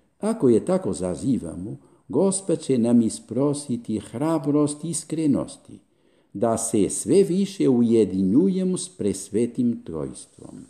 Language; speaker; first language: Croatian; non-native, fluent; Spanish